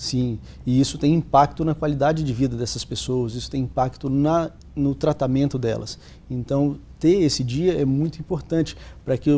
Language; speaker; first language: Portuguese; native; Portuguese